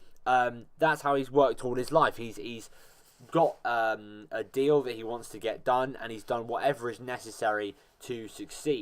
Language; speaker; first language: English; native; English